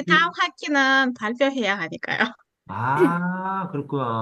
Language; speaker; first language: Korean; non-native, fluent; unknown